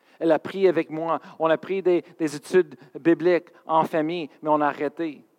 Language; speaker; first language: French; non-native, fluent; English